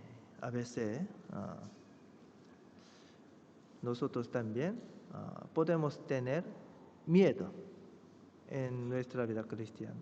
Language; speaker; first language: Spanish; non-native, fluent; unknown